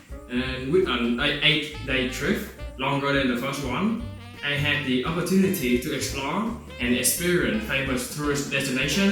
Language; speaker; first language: English; non-native, fluent; Vietnamese